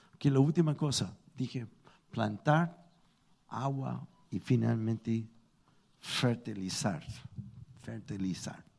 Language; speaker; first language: Spanish; non-native, fluent; English